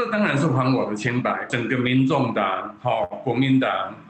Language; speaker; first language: Chinese; native; Chinese